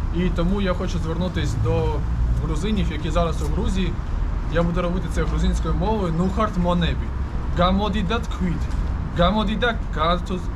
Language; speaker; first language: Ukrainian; early bilingual, other home language; Georgian